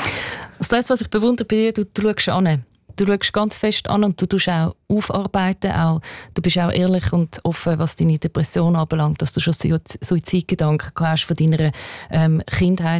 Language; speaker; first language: German; native; German